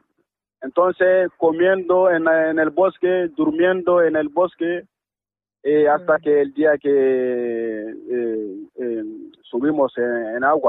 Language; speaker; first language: Spanish; non-native, learner; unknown